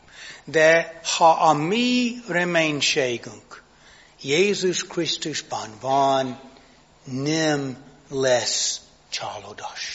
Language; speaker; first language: Hungarian; non-native, fluent; English